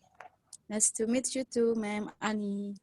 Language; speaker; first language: English; non-native, learner; Indonesian